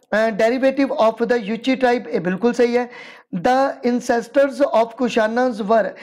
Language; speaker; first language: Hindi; non-native, local second language; Punjabi